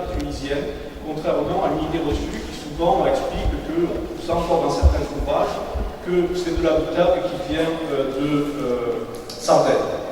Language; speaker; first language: French; native; French